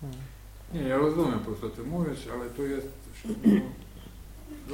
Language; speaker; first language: Polish; non-native, learner; Ukrainian